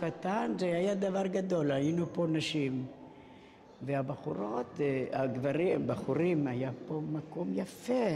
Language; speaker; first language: Hebrew; non-native, fluent; Spanish